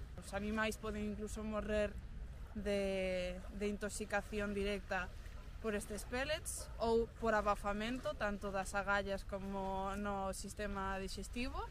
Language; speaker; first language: Galician; non-native, local second language; Spanish